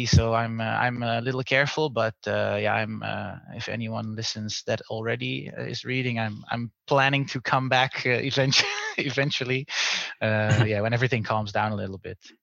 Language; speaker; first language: English; non-native, fluent; Dutch